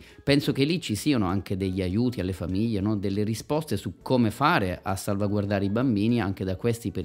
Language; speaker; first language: Italian; native; Italian